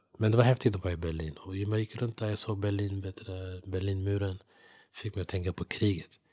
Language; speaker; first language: Swedish; early bilingual, other home language; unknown